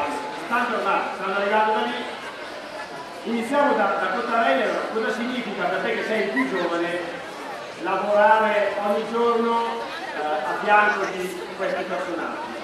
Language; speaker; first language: Italian; native; Italian